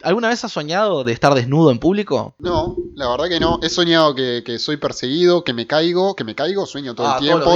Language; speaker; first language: Spanish; native; Spanish